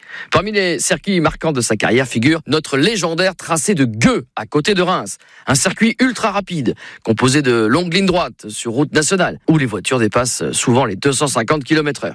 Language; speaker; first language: French; native; French